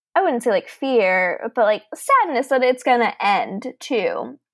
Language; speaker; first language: English; native; English